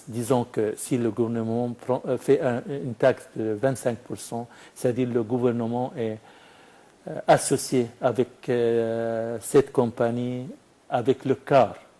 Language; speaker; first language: French; non-native, fluent; Arabic